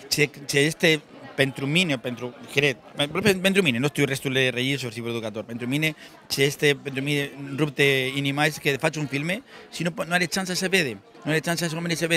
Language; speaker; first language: Romanian; non-native, learner; Spanish